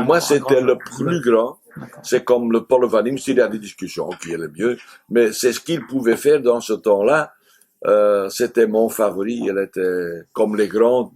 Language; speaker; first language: French; non-native, fluent; Dutch